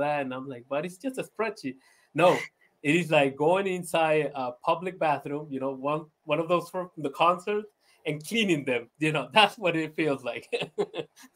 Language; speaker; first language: English; non-native, fluent; Spanish